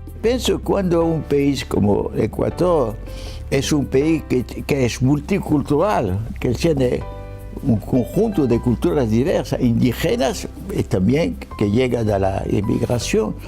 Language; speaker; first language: Spanish; non-native, fluent; French